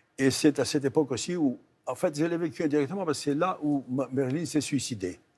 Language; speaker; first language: French; non-native, fluent; Greek